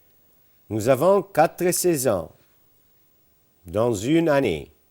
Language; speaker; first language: French; non-native, fluent; Arabic